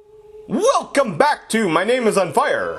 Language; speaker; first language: English; native; English